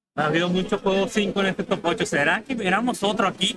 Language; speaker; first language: Spanish; native; Spanish